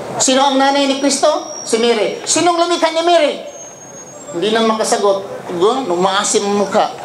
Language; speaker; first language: Filipino; non-native, local second language; Cebuano